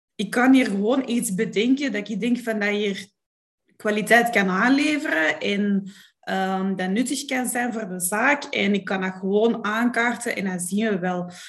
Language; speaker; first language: Dutch; native; Dutch